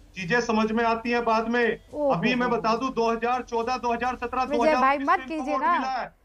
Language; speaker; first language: Hindi; native; Hindi